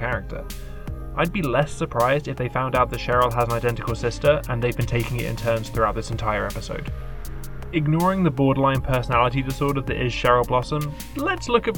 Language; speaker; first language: English; native; English